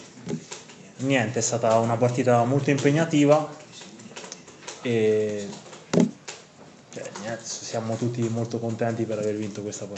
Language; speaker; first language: Italian; non-native, fluent; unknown